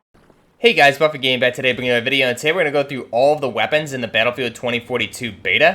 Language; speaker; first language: English; native; English